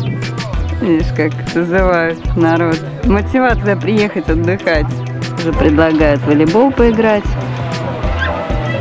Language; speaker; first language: Russian; native; Russian